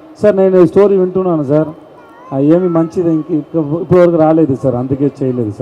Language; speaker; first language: Telugu; non-native, learner; Tamil